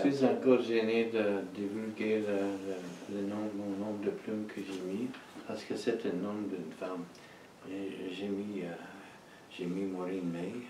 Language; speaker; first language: French; non-native, learner; English